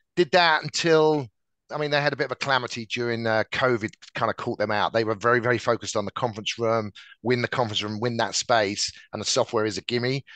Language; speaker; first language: English; native; English